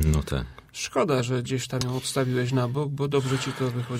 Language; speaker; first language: Polish; native; Polish